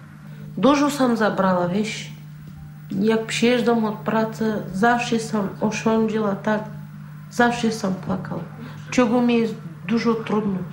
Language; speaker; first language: Polish; non-native, learner; Turkish